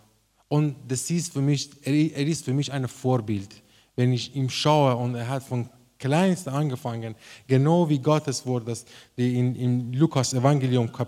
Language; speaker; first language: German; non-native, learner; Persian